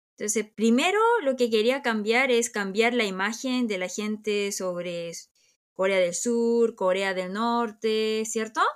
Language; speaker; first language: Spanish; non-native, fluent; Korean